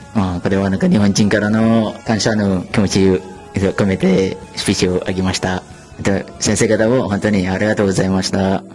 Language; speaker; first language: Japanese; non-native, learner; Malay